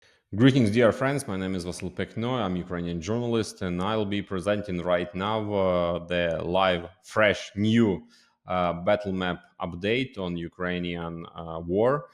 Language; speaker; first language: English; non-native, fluent; Ukrainian